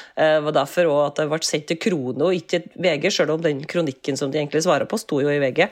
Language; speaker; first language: Norwegian; native; Norwegian